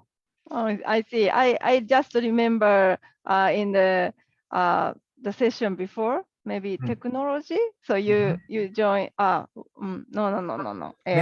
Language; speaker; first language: English; non-native, learner; Japanese